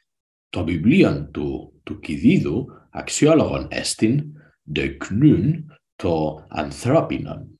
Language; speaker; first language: Greek; non-native, learner; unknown